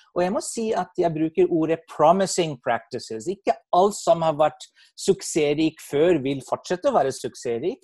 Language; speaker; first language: Norwegian; non-native, fluent; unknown